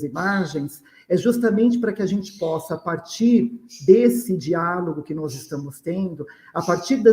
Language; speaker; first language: Portuguese; native; Portuguese